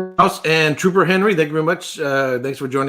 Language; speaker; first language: English; native; English